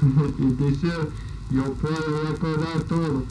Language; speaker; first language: Spanish; non-native, learner; English